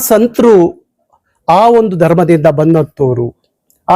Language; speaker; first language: Kannada; native; Kannada